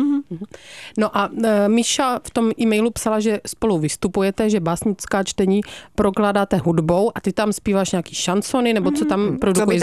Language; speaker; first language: Czech; native; Czech